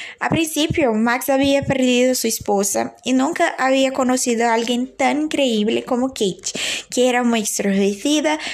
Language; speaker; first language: Spanish; non-native, learner; Portuguese